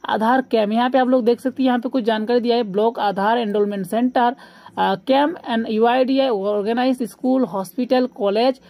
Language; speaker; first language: Hindi; non-native, local second language; Bangla